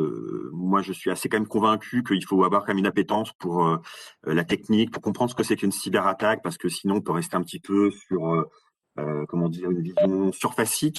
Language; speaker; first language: French; native; French